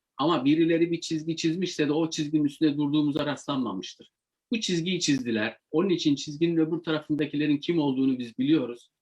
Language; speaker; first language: Turkish; native; Turkish